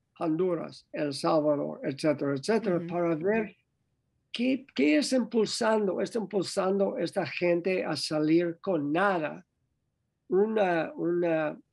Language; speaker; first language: Spanish; non-native, learner; English